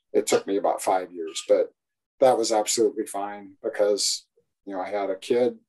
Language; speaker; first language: English; native; English